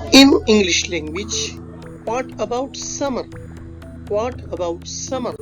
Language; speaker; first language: English; non-native, local second language; Urdu